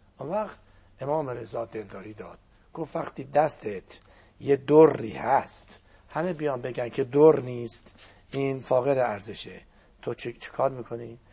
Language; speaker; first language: Persian; non-native, local second language; Azerbaijani